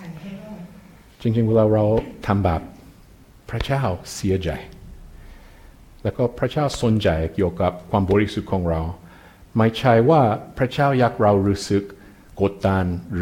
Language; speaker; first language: Thai; non-native, fluent; English